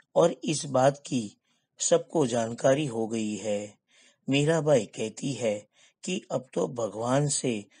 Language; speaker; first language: Hindi; non-native, local second language; Gujarati